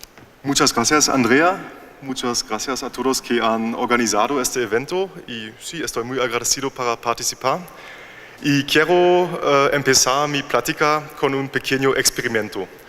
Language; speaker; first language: Spanish; non-native, fluent; German